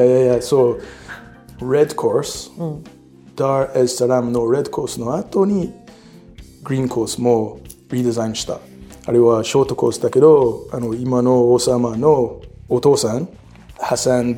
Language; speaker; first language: Japanese; non-native, learner; English